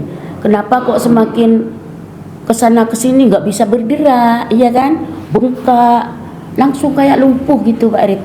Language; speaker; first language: Indonesian; non-native, local second language; Javanese